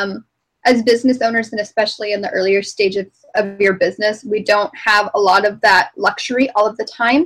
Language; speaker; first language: English; native; English